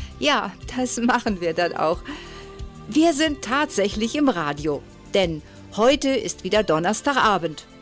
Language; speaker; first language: German; native; German